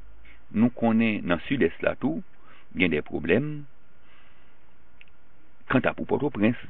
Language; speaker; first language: French; non-native, local second language; Haitian Creole